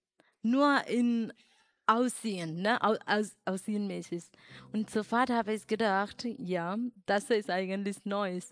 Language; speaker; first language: German; non-native, learner; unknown